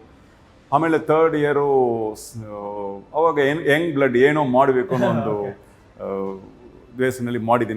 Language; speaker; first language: Kannada; non-native, learner; Tamil